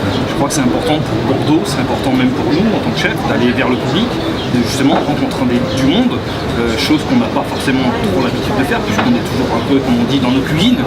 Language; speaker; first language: French; native; French